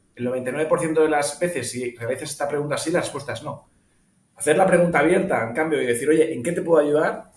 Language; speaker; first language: Spanish; native; Spanish